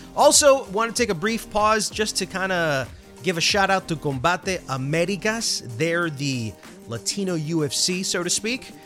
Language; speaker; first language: English; non-native, fluent; Spanish